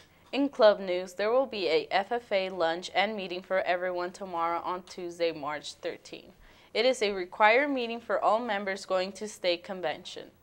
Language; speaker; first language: English; early bilingual, other home language; Spanish